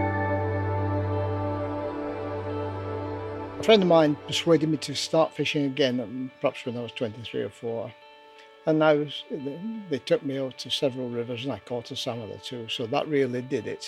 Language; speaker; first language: English; native; English